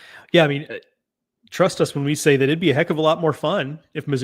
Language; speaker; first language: English; native; English